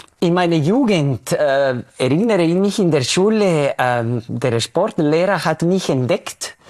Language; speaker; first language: German; non-native, fluent; Spanish